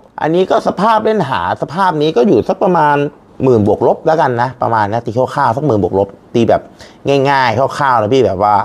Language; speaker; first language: Thai; native; Thai